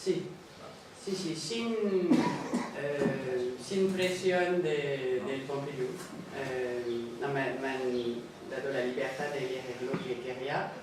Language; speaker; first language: Spanish; non-native, fluent; French